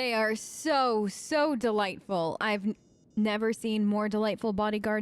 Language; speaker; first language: English; native; English